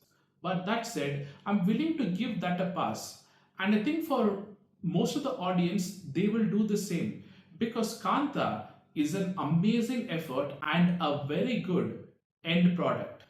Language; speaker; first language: English; non-native, local second language; Tamil